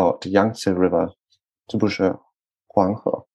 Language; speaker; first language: Chinese; non-native, learner; French